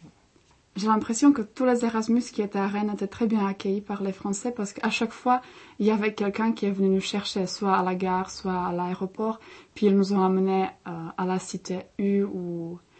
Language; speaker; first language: French; non-native, fluent; Czech